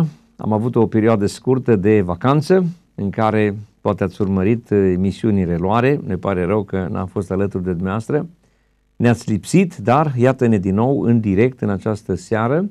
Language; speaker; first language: Romanian; native; Romanian